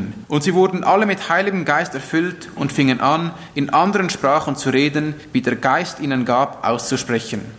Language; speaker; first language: German; native; German